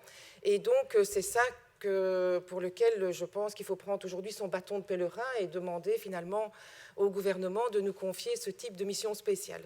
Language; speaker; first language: French; native; French